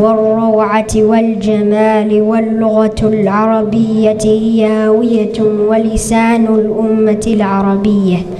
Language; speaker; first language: Arabic; non-native, learner; Somali